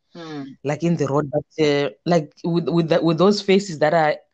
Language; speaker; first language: English; non-native, local second language; Shona